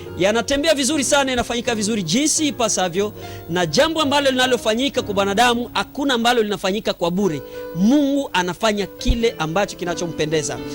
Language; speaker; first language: Swahili; native; Swahili